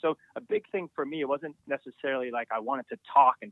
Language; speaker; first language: English; native; English